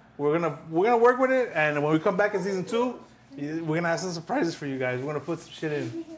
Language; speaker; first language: English; early bilingual, other home language; Spanish